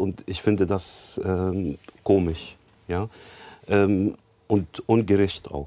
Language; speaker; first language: German; non-native, learner; Arabic